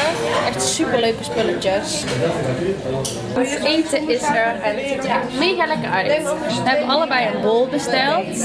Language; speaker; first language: Dutch; native; Dutch